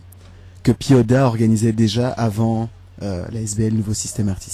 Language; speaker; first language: French; native; French